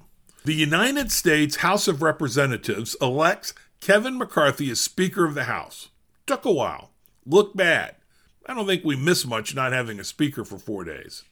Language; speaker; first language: English; native; English